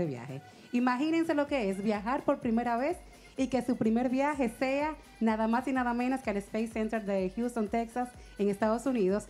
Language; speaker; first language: Spanish; native; Spanish